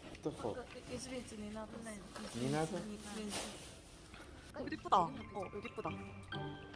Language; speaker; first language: Russian; non-native, learner; Korean